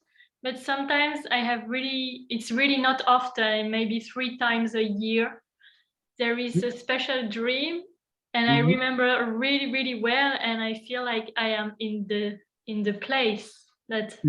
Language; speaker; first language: English; non-native, fluent; French